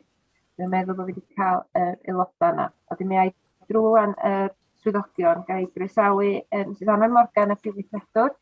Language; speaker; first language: Welsh; native; Welsh